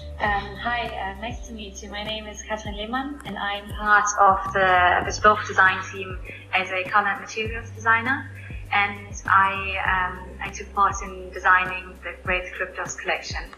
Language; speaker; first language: English; non-native, fluent; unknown